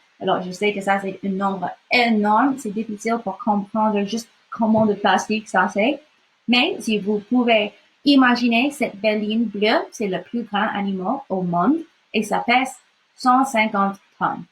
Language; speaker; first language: French; non-native, local second language; English